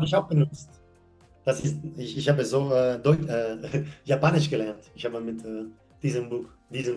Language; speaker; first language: German; non-native, learner; English